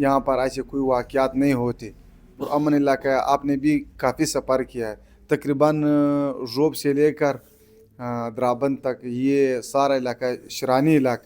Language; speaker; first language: Hindi; non-native, local second language; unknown